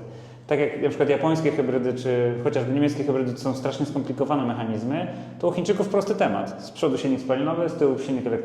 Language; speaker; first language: Polish; native; Polish